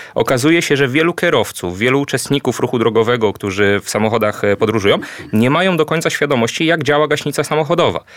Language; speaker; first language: Polish; native; Polish